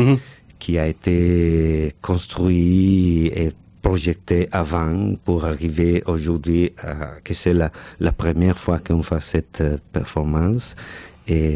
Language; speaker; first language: French; non-native, fluent; Catalan